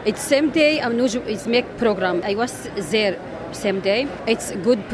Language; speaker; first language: English; non-native, learner; Arabic